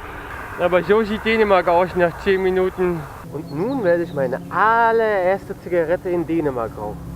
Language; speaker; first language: German; native; German